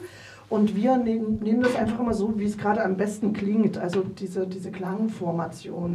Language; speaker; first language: German; native; German